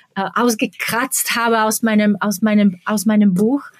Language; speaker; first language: German; non-native, fluent; Slovak